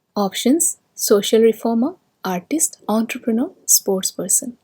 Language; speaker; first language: English; non-native, local second language; Assamese